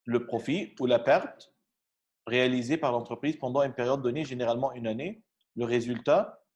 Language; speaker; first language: French; non-native, fluent; Arabic